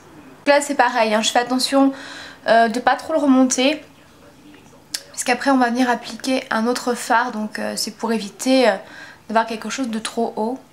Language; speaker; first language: French; native; French